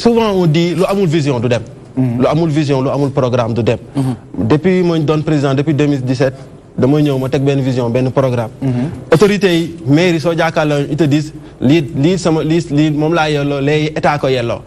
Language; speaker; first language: Wolof; native; Wolof